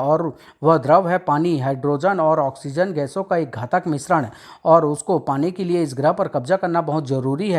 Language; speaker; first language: Hindi; native; Hindi